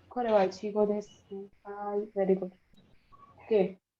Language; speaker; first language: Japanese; non-native, fluent; Hindi